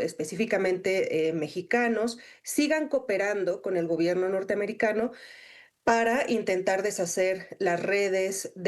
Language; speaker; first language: Spanish; native; Spanish